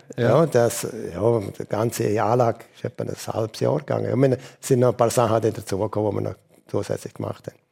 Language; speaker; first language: German; native; German